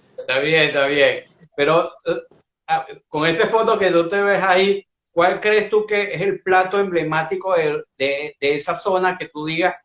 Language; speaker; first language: Spanish; native; Spanish